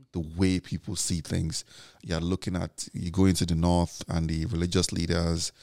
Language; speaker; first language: English; non-native, local second language; Igbo